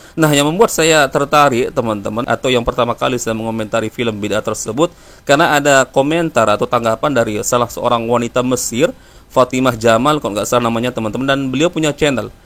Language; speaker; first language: Indonesian; native; Indonesian